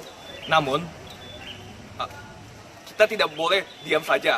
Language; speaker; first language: Indonesian; native; Indonesian